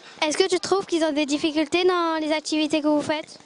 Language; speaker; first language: French; native; French